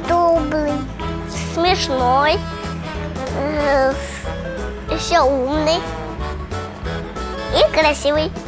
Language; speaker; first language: Russian; non-native, local second language; Uzbek